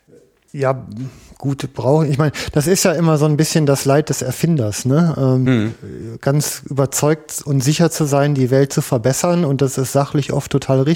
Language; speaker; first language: German; native; German